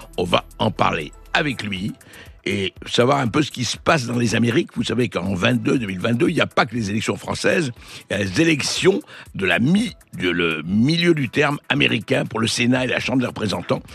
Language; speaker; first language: French; native; French